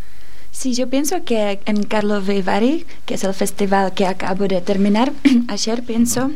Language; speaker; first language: Spanish; non-native, fluent; Czech